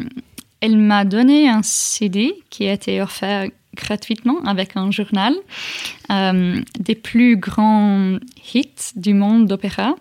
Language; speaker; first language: French; non-native, fluent; English